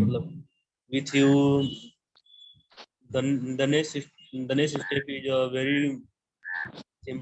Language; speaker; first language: English; non-native, learner; Hindi